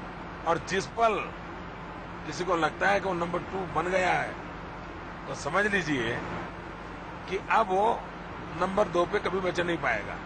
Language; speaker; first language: Hindi; non-native, local second language; Gujarati